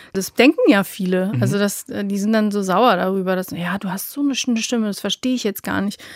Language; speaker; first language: German; early bilingual, other home language; Romanian